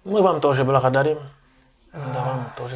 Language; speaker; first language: Russian; non-native, local second language; Ukrainian